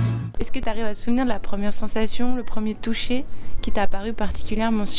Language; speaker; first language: French; native; French